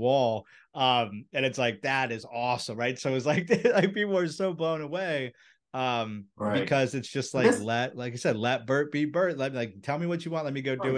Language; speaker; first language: English; native; English